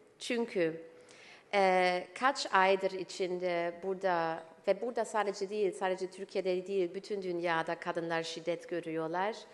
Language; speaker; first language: Turkish; early bilingual, heritage; German